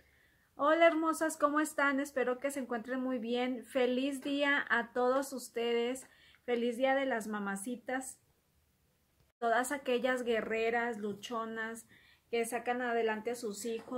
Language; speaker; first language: Spanish; early bilingual, heritage; Spanish